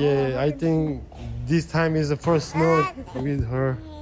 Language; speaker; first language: English; non-native, learner; Korean